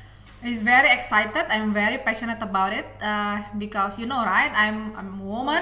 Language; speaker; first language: English; non-native, fluent; Indonesian